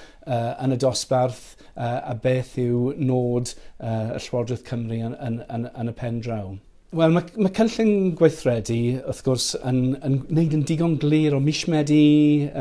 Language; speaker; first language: Welsh; non-native, fluent; English